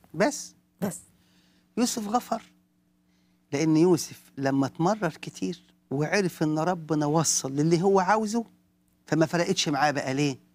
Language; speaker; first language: Arabic; native; Arabic